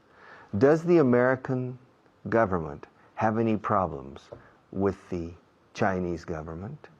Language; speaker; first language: English; non-native, fluent; Spanish